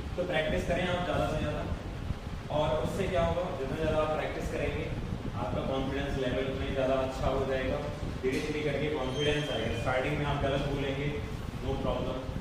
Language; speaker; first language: Hindi; native; Hindi